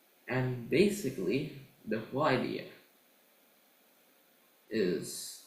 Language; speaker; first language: English; non-native, fluent; Indonesian